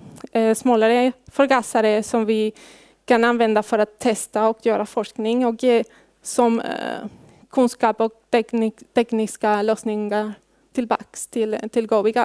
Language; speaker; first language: Swedish; non-native, fluent; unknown